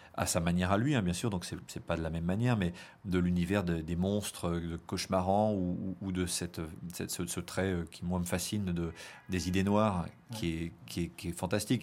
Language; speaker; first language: French; native; French